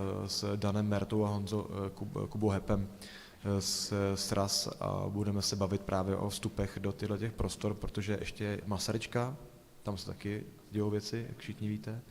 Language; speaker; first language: Czech; native; Czech